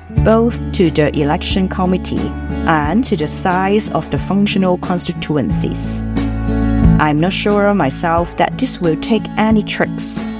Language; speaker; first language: English; non-native, local second language; Cantonese